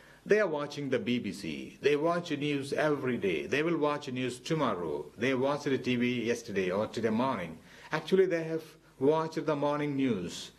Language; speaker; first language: English; non-native, local second language; Malayalam